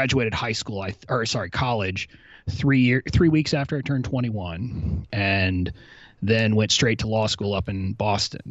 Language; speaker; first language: English; native; English